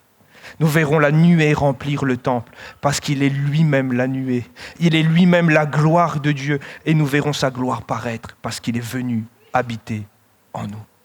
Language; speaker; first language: French; native; French